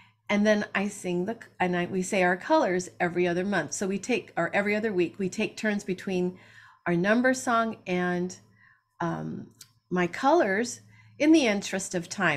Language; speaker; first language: English; native; English